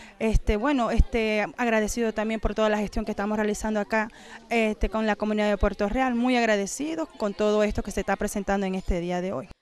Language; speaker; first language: Spanish; native; Spanish